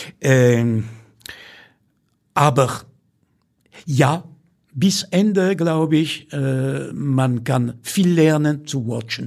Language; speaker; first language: German; non-native, fluent; French